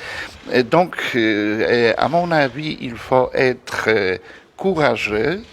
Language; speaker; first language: French; non-native, fluent; Polish